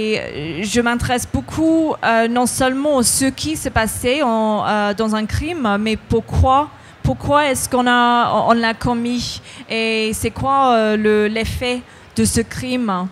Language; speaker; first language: French; non-native, fluent; English